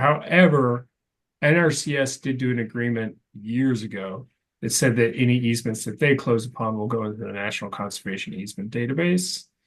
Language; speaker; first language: English; native; English